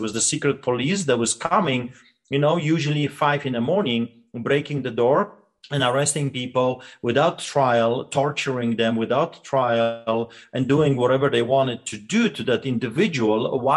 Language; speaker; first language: English; non-native, fluent; Polish